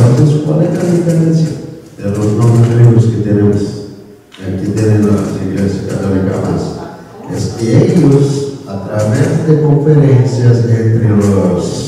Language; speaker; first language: Spanish; non-native, learner; Korean